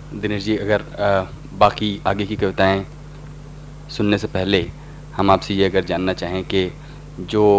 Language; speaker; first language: Hindi; native; Hindi